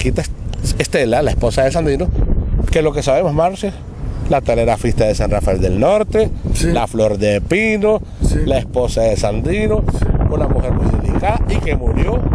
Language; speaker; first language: Spanish; native; Spanish